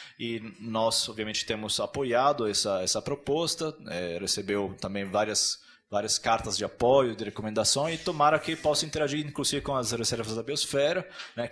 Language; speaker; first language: Portuguese; non-native, fluent; Italian